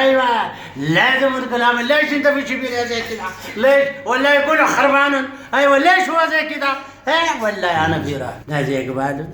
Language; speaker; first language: Arabic; non-native, learner; Pashto